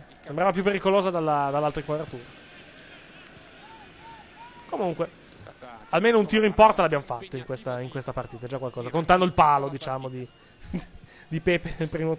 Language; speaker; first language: Italian; native; Italian